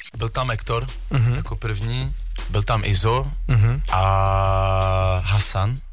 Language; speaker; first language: Czech; early bilingual, other home language; French